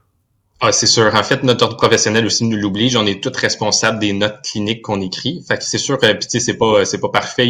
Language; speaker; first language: French; native; French